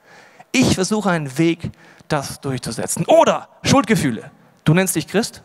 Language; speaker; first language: German; native; German